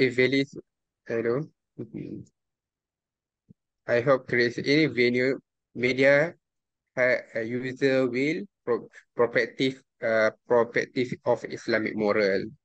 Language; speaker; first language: English; non-native, local second language; Malay